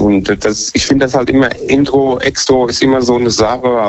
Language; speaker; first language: German; native; German